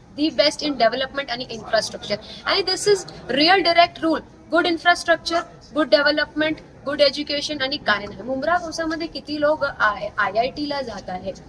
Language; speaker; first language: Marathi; non-native, local second language; Urdu